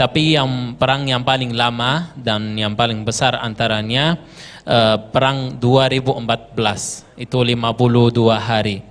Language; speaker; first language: Indonesian; non-native, fluent; Arabic